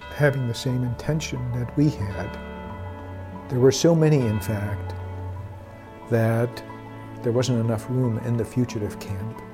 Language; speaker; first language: English; early bilingual, other home language; German